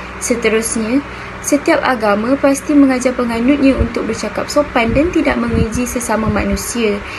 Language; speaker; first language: Malay; native; Malay